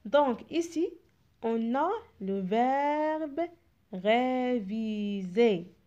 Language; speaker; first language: French; non-native, local second language; Arabic